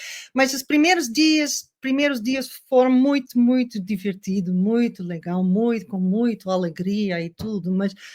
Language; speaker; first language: Portuguese; non-native, learner; Dutch